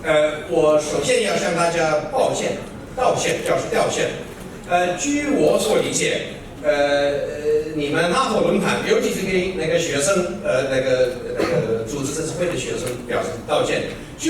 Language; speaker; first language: Chinese; non-native, fluent; English